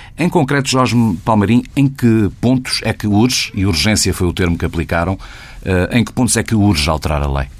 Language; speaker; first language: Portuguese; native; Portuguese